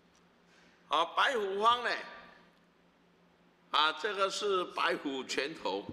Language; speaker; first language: Chinese; native; Chinese